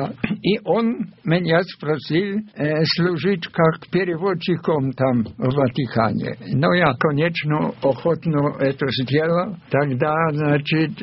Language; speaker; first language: Russian; non-native, fluent; German